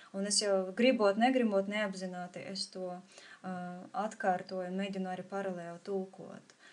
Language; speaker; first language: Latvian; non-native, fluent; Ukrainian